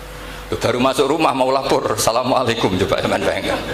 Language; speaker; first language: Indonesian; non-native, local second language; Javanese